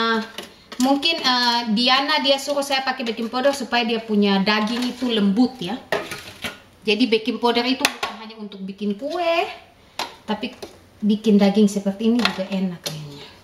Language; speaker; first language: Indonesian; non-native, local second language; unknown